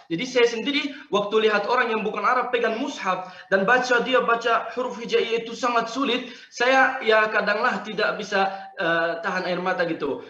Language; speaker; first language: Indonesian; non-native, fluent; Arabic